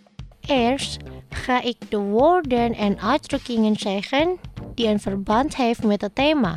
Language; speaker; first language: Dutch; non-native, learner; Indonesian